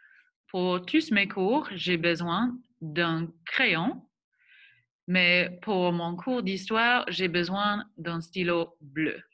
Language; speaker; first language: French; non-native, fluent; English